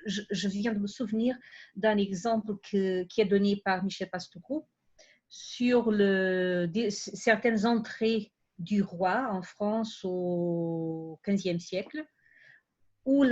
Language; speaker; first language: French; non-native, fluent; Portuguese